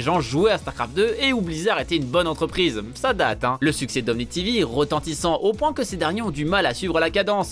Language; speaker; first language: French; native; French